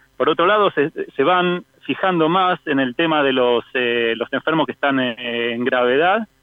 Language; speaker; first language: Spanish; native; Spanish